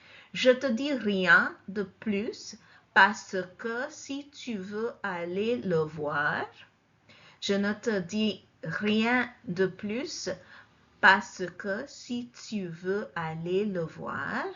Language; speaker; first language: French; non-native, fluent; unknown